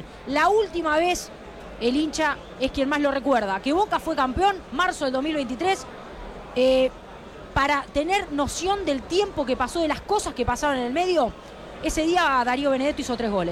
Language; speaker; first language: Spanish; native; Spanish